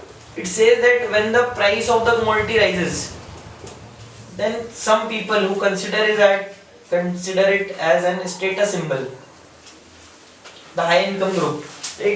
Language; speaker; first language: English; non-native, local second language; Hindi